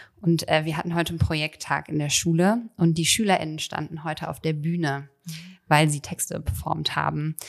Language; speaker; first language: German; native; German